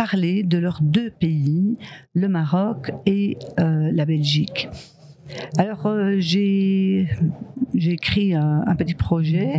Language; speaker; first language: French; early bilingual, other home language; Riffian